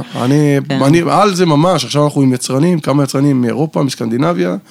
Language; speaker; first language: Hebrew; native; Hebrew